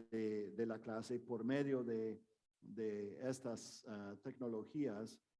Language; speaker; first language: Spanish; non-native, fluent; English